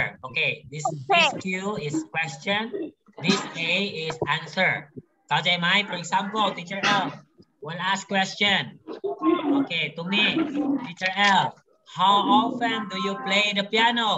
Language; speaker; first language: English; non-native, fluent; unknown